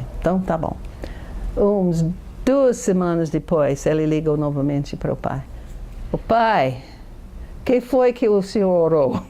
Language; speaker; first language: Portuguese; non-native, fluent; English